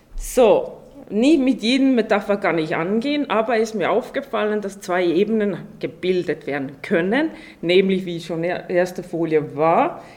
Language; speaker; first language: German; non-native, fluent; Estonian